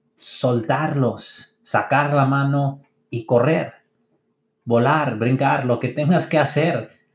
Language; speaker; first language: Spanish; early bilingual, heritage; English